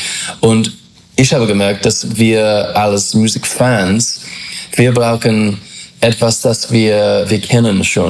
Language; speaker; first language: German; non-native, fluent; English